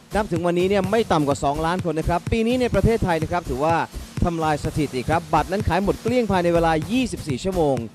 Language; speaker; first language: Thai; native; Thai